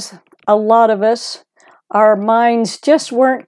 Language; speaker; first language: English; native; English